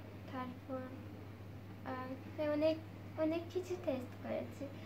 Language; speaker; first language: Bangla; non-native, fluent; Japanese